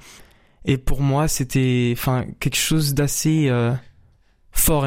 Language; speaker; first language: French; native; French